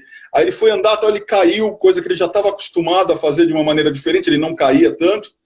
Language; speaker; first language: Portuguese; native; Portuguese